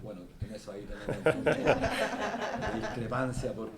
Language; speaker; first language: Spanish; native; Spanish